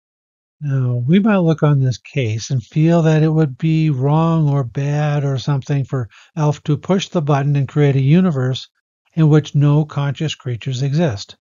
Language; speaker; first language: English; native; English